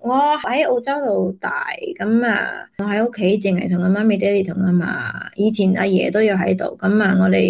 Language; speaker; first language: Cantonese; early bilingual, heritage; Cantonese